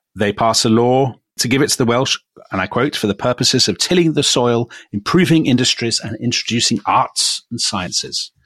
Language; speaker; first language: English; native; English